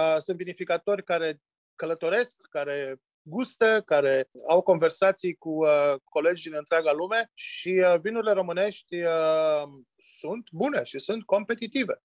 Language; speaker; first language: Romanian; native; Romanian